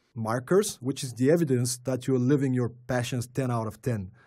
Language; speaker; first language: English; non-native, fluent; Bulgarian